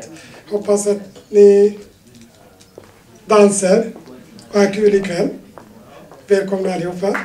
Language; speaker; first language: Swedish; non-native, fluent; Arabic